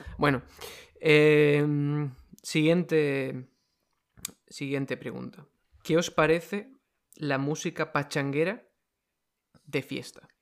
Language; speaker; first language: Spanish; native; Spanish